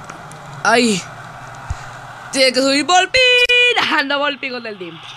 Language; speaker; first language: Spanish; native; Spanish